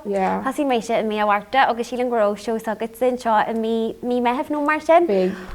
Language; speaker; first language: Irish; non-native, local second language; English